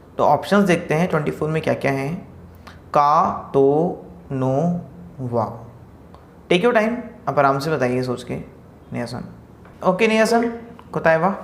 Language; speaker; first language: Hindi; native; Hindi